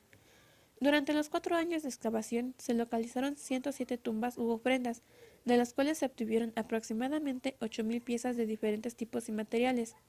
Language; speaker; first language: Spanish; native; Spanish